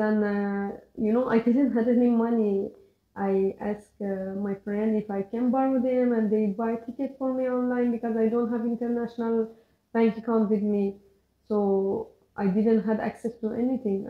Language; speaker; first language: English; non-native, learner; Persian